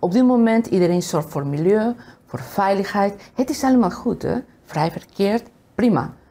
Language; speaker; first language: Dutch; non-native, fluent; Spanish